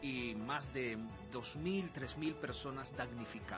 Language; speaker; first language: Portuguese; non-native, learner; Spanish